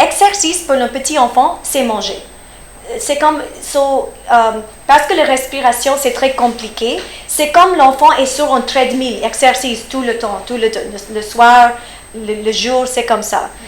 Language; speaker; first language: French; early bilingual, heritage; French